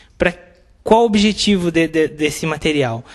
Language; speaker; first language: Portuguese; native; Portuguese